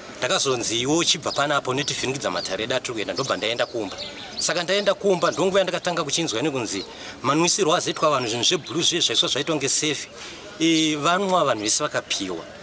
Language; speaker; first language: Shona; native; Shona